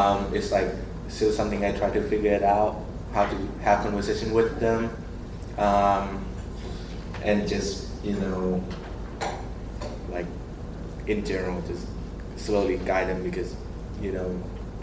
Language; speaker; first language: English; non-native, fluent; Thai